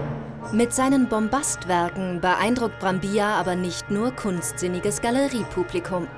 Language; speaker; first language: German; native; German